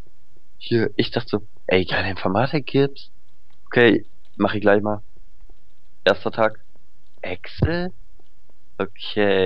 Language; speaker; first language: German; native; German